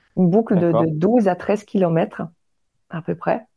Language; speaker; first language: French; non-native, fluent; Polish